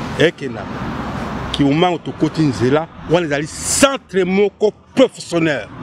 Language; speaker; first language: Lingala; non-native, local second language; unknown